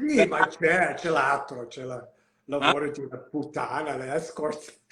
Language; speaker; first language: Italian; non-native, learner; English